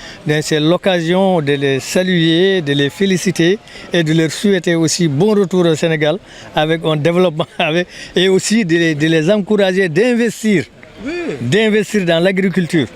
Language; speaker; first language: French; non-native, local second language; Fula